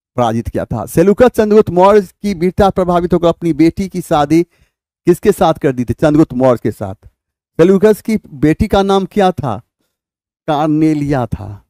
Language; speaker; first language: Hindi; native; Hindi